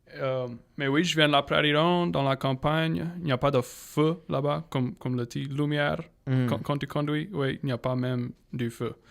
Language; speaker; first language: French; non-native, local second language; English